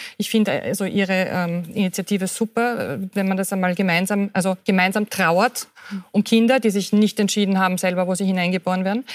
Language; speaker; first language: German; native; German